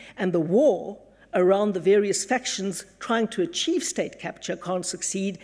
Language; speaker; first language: English; native; English